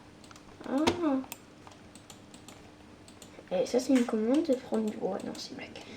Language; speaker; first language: French; native; French